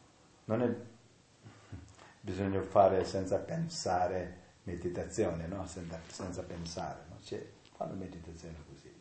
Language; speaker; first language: Italian; non-native, learner; Tibetan